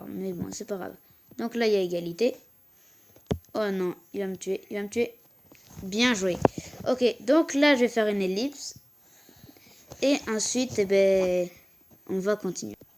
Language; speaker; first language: French; native; French